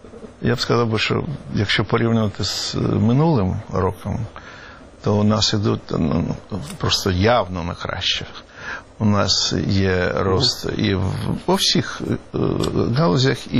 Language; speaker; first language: Ukrainian; non-native, local second language; Russian